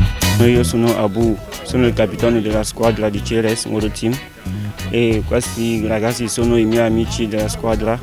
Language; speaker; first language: Italian; non-native, learner; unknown